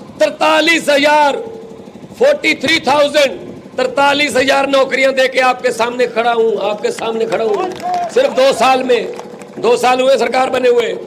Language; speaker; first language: Hindi; non-native, local second language; Punjabi